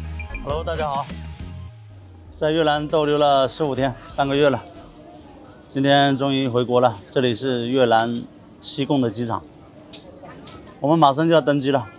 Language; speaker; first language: Chinese; native; Chinese